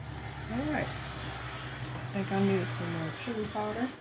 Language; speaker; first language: English; native; English